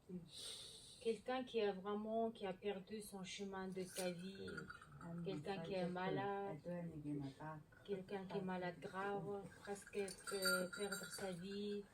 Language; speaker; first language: French; non-native, learner; Mongolian